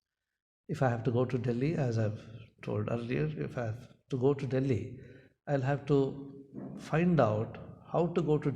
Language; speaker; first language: English; non-native, local second language; Hindi